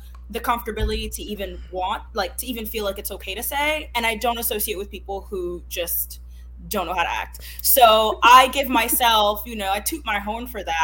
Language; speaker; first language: English; non-native, fluent; Haitian Creole